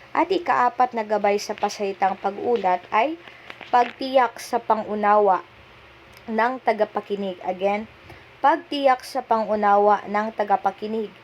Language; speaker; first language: Filipino; non-native, local second language; Cebuano